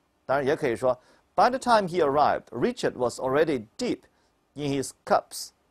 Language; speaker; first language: English; non-native, fluent; Chinese